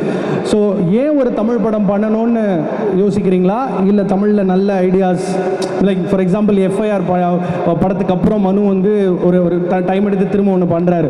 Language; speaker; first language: Tamil; native; Tamil